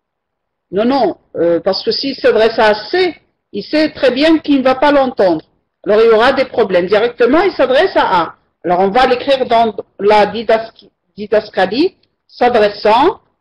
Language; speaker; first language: French; non-native, fluent; Arabic